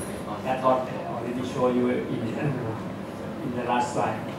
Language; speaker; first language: English; non-native, fluent; Thai